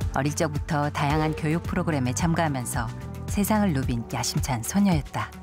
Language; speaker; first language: Korean; native; Korean